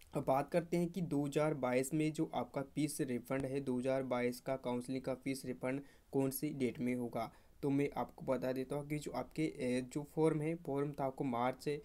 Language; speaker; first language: Hindi; native; Hindi